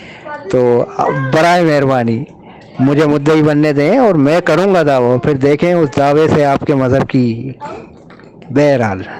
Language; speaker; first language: Urdu; native; Urdu